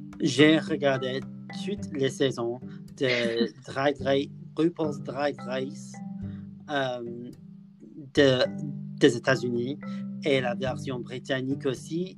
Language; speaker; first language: French; non-native, learner; English